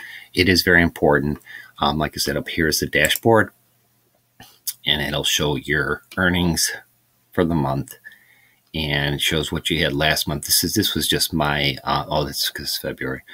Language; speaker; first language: English; native; English